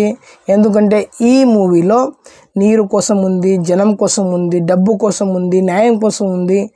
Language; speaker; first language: Telugu; non-native, local second language; Kannada